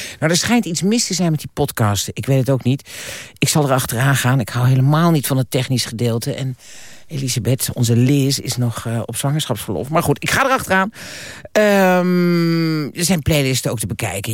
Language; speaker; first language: Dutch; native; Dutch